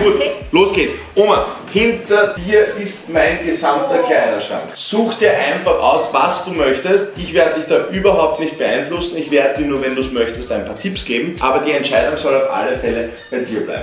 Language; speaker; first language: German; native; German